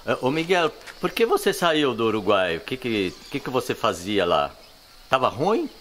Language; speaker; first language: Portuguese; native; Portuguese